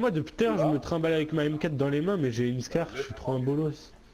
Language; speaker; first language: French; native; French